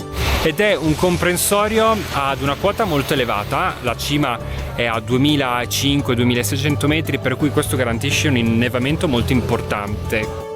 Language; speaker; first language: Italian; native; Italian